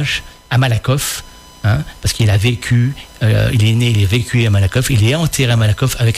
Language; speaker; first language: French; native; French